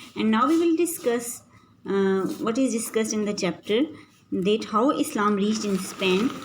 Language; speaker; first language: English; non-native, local second language; Urdu